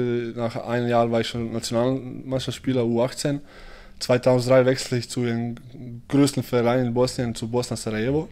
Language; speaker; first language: German; early bilingual, other home language; Bosnian